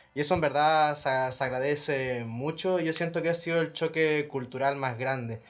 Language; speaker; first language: Spanish; native; Spanish